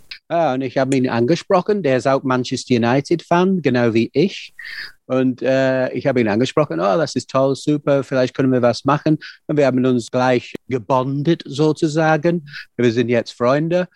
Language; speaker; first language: German; non-native, fluent; English